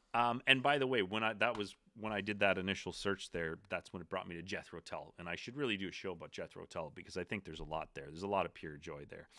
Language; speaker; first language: English; native; English